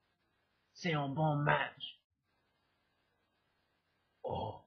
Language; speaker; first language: French; non-native, learner; English